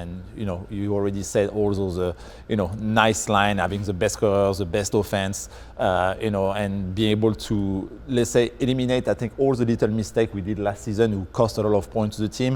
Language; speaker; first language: English; non-native, fluent; French